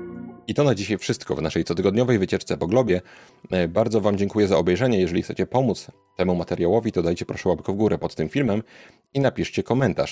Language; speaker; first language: Polish; native; Polish